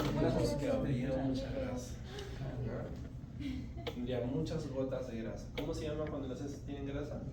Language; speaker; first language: Spanish; native; Spanish